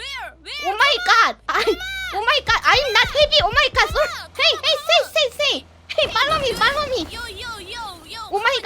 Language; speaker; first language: English; non-native, learner; Korean